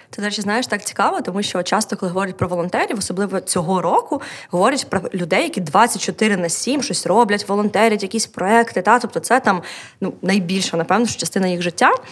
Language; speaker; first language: Ukrainian; native; Ukrainian